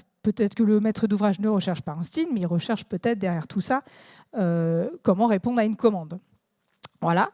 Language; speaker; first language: French; native; French